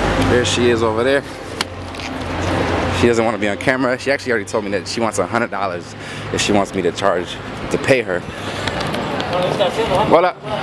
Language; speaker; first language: English; native; English